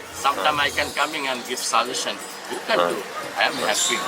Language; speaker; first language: English; non-native, learner; Bangla